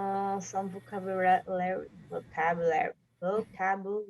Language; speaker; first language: English; non-native, learner; Portuguese